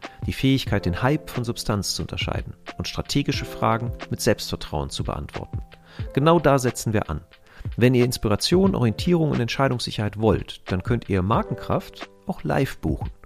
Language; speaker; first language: German; native; German